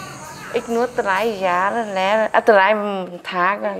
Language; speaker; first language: German; non-native, learner; Vietnamese